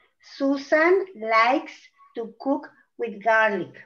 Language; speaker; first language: English; non-native, fluent; Spanish